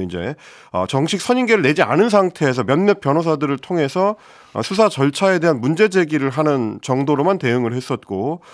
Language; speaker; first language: Korean; native; Korean